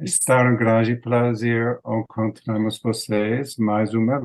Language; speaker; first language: Portuguese; non-native, learner; English